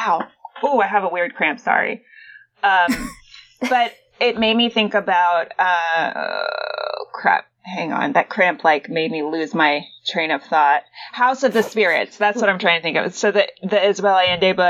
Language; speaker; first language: English; native; English